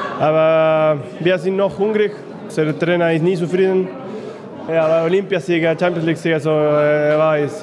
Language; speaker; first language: German; non-native, fluent; Spanish